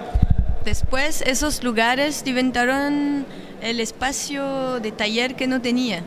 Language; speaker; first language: Spanish; non-native, learner; French